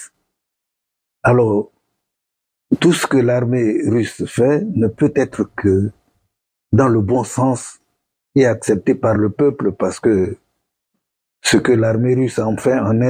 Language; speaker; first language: French; non-native, local second language; Sango